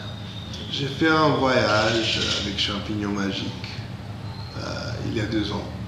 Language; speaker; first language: French; non-native, fluent; English